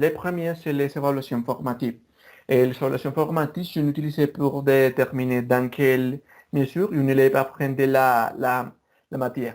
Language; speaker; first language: French; non-native, learner; Spanish